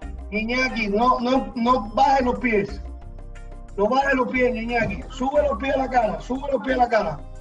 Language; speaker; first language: Spanish; native; Spanish